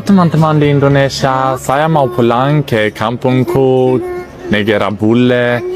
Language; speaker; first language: Indonesian; non-native, fluent; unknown